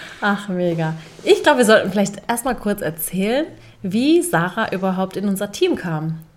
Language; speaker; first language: German; early bilingual, other home language; Turkish